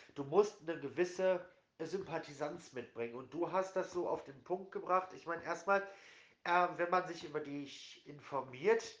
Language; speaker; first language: German; native; German